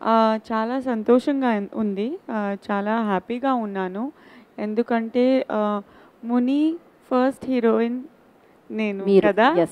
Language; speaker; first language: Telugu; non-native, learner; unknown